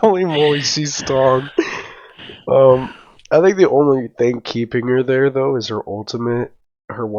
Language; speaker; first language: English; native; English